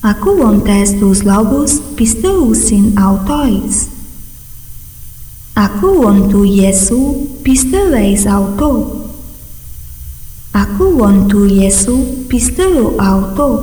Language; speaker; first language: Greek; non-native, fluent; Portuguese